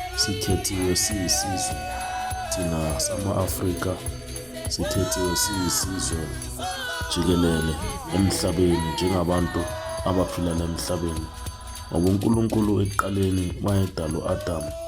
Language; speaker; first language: Zulu; native; Zulu